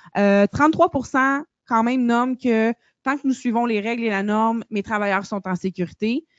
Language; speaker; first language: French; native; French